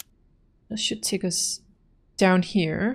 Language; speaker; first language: English; native; English